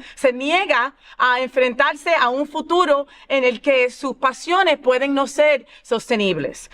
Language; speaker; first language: Spanish; early bilingual, other home language; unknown